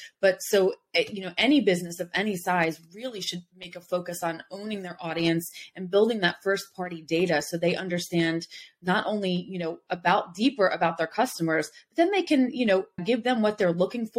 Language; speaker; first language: English; native; English